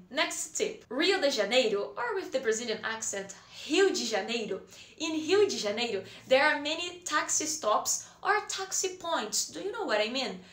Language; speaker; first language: English; non-native, fluent; Portuguese